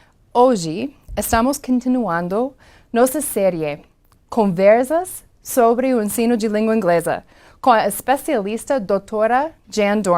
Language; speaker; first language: Portuguese; non-native, fluent; English